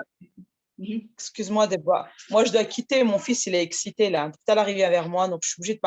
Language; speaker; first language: French; native; French